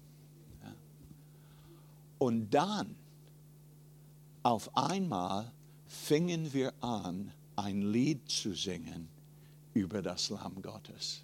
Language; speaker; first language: German; non-native, fluent; English